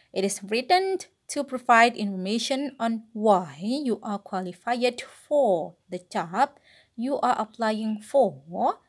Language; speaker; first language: English; non-native, fluent; Indonesian